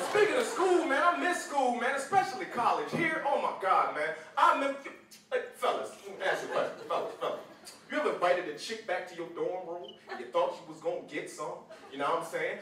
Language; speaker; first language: English; native; English